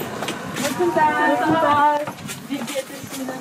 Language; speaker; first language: German; non-native, learner; Serbian